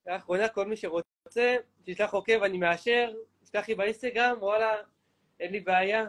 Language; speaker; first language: Hebrew; native; Hebrew